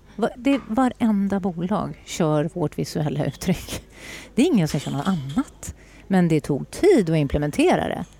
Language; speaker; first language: Swedish; native; Swedish